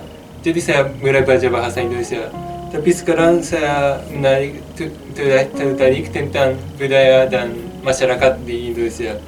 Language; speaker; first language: Indonesian; non-native, fluent; Japanese